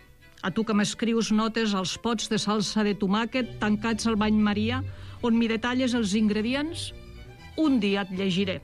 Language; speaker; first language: Catalan; native; Catalan